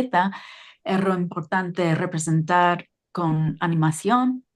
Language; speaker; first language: Spanish; non-native, learner; English